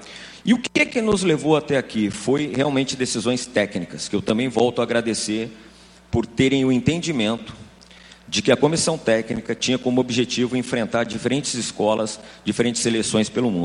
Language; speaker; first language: Portuguese; native; Portuguese